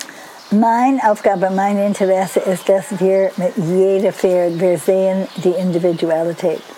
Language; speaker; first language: German; non-native, fluent; English